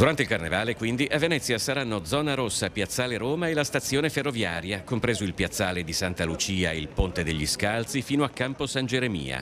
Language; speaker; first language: Italian; native; Italian